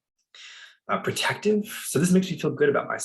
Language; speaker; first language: English; native; English